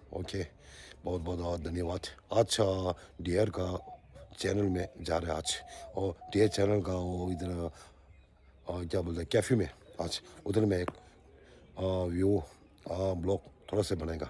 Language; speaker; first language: Hindi; non-native, local second language; Tibetan